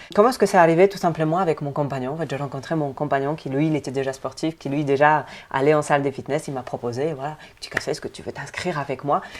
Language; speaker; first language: French; non-native, fluent; Polish